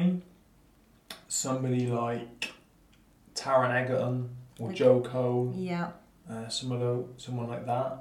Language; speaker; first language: English; native; English